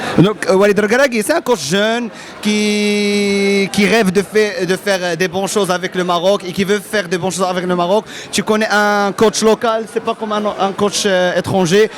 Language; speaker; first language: French; non-native, local second language; Arabic